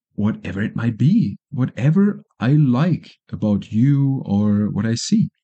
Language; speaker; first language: English; non-native, fluent; German